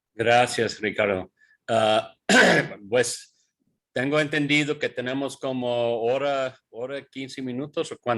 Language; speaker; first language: Spanish; non-native, fluent; English